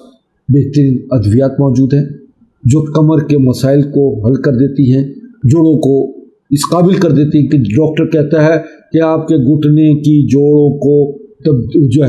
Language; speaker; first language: Urdu; native; Urdu